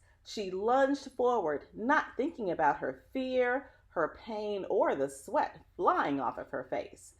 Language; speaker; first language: English; native; English